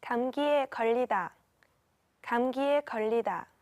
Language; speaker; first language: Korean; non-native, learner; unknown